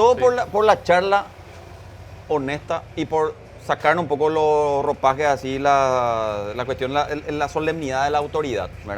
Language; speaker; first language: Spanish; native; Spanish